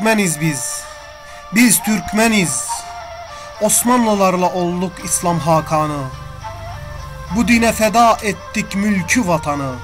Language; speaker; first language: Turkish; early bilingual, heritage; Turkish